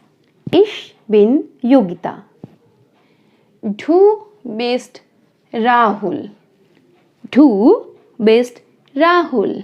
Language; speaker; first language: German; non-native, fluent; Hindi